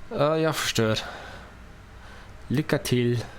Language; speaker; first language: Swedish; non-native, learner; English